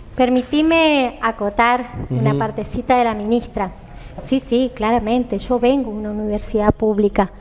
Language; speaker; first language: Spanish; native; Spanish